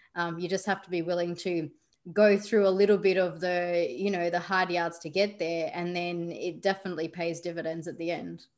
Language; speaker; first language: English; native; English